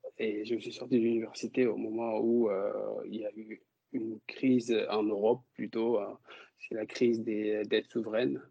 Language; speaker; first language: French; non-native, local second language; Wolof